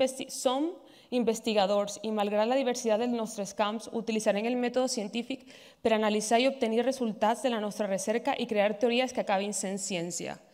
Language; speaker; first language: Catalan; non-native, fluent; Spanish